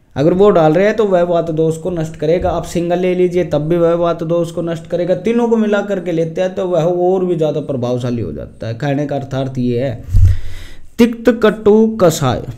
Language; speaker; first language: Hindi; native; Hindi